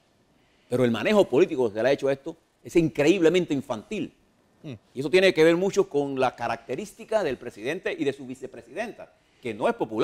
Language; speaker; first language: Spanish; native; Spanish